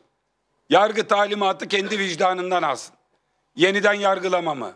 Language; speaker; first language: Turkish; native; Turkish